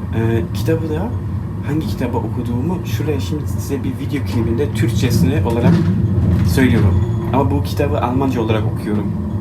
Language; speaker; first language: Turkish; early bilingual, heritage; Turkish